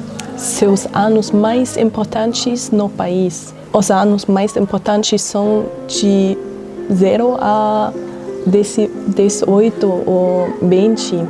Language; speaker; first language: Portuguese; non-native, fluent; German